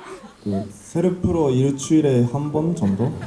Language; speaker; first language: Korean; non-native, learner; Japanese